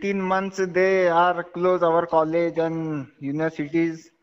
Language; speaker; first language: English; non-native, local second language; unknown